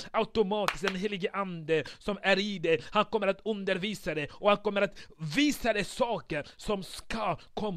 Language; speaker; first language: Swedish; non-native, fluent; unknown